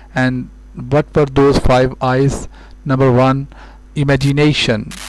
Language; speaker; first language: English; non-native, local second language; Urdu